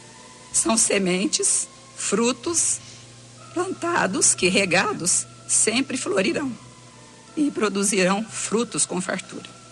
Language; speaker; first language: Portuguese; native; Portuguese